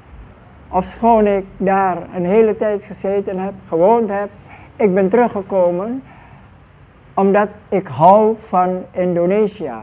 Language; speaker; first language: Dutch; non-native, fluent; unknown